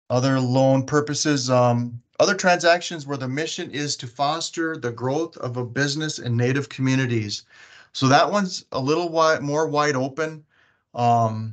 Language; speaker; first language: English; native; English